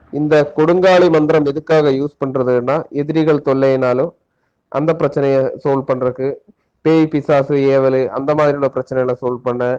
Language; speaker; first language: Tamil; non-native, local second language; Malayalam